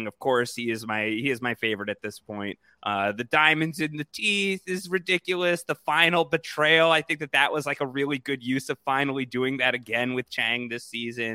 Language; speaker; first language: English; native; English